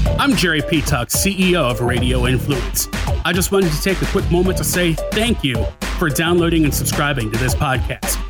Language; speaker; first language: English; native; English